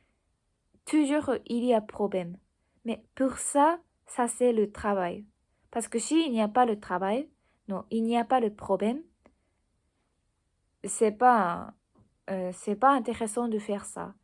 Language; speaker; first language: French; non-native, learner; Japanese